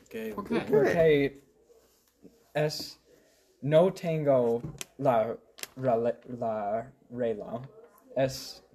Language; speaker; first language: Spanish; non-native, learner; English